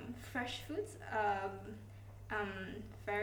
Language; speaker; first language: English; non-native, local second language; Cantonese